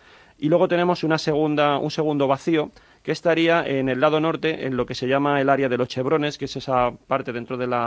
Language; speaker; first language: Spanish; native; Spanish